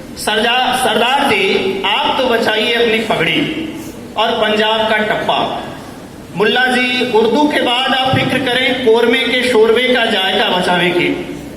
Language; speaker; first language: Hindi; native; Hindi